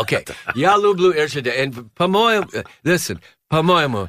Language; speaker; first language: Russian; non-native, learner; English